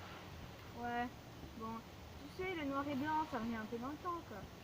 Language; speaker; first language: French; native; French